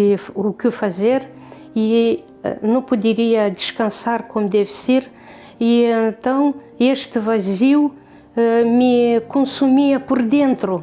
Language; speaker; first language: Portuguese; non-native, fluent; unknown